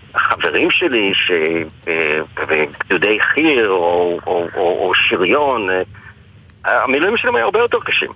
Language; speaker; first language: Hebrew; early bilingual, other home language; English